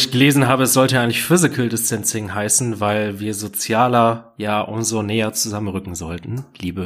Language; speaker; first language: German; native; German